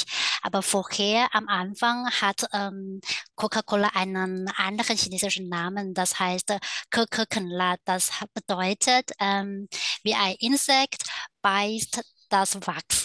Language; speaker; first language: German; non-native, fluent; Chinese